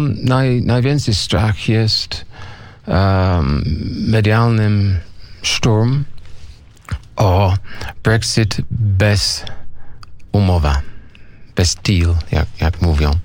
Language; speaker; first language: Polish; non-native, learner; English